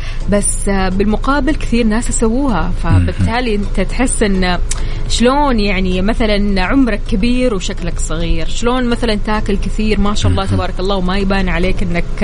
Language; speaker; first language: Arabic; native; Arabic